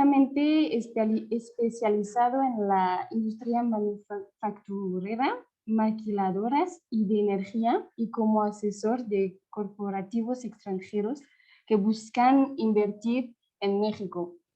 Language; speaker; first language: Spanish; non-native, fluent; French